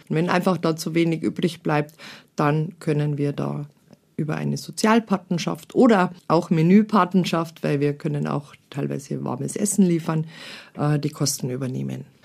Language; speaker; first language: German; native; German